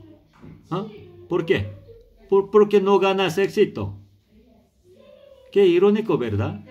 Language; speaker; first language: Spanish; non-native, learner; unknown